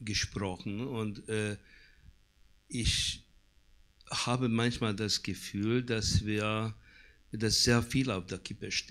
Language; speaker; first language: German; non-native, fluent; Hungarian